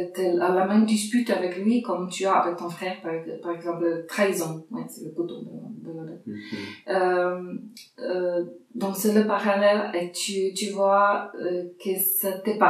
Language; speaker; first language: French; non-native, fluent; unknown